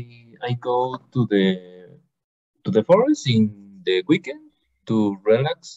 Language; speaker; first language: English; non-native, learner; Spanish